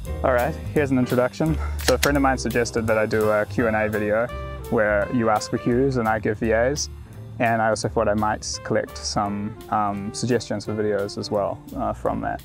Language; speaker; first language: English; native; English